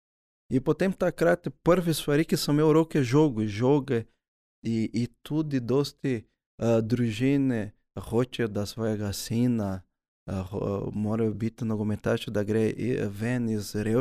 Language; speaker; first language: Slovenian; early bilingual, other home language; Portuguese